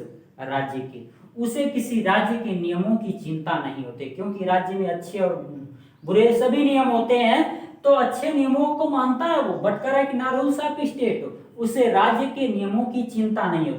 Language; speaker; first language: Hindi; native; Hindi